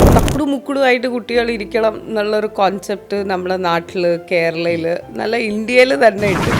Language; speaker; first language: Malayalam; non-native, local second language; Hindi